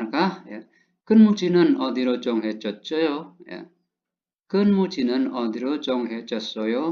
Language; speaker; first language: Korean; non-native, fluent; Indonesian